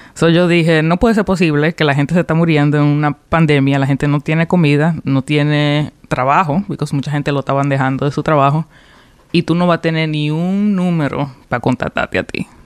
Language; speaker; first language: Spanish; early bilingual, heritage; Spanish